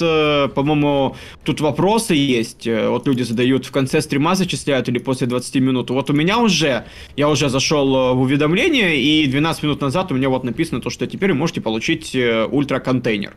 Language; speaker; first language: Russian; native; Russian